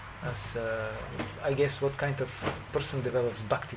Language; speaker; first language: English; non-native, fluent; Bulgarian